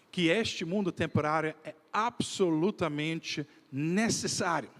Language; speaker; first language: Portuguese; non-native, fluent; Dutch